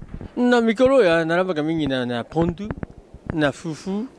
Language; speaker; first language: Lingala; non-native, fluent; Japanese